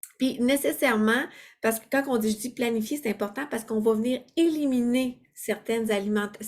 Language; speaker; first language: French; native; French